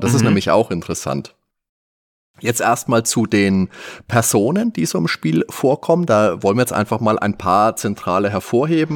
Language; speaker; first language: German; native; German